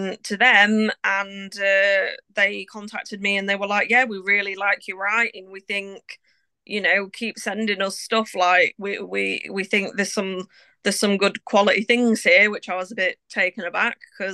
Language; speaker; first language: English; native; English